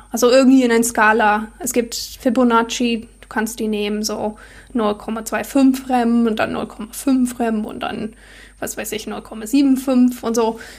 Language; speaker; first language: German; non-native, fluent; English